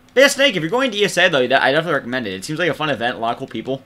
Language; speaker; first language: English; native; English